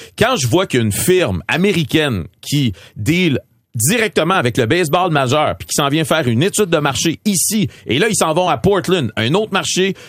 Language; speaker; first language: French; native; French